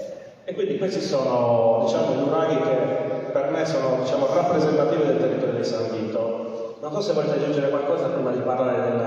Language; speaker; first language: Italian; native; Italian